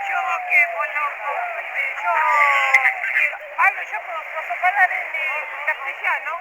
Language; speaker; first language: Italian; early bilingual, heritage; Spanish